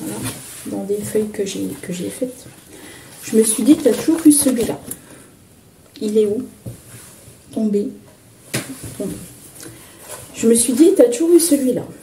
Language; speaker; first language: French; native; French